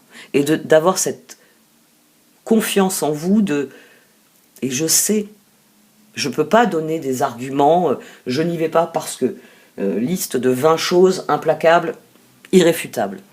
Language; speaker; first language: French; native; French